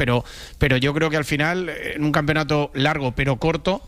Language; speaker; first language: Spanish; native; Spanish